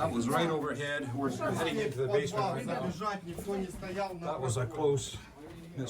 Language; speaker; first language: English; native; English